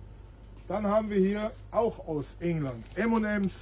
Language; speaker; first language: German; native; German